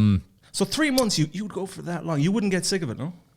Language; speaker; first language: English; native; English